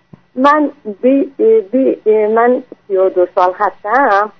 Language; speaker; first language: Persian; non-native, fluent; French